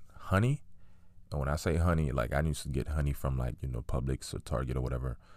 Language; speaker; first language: English; early bilingual, other home language; Haitian Creole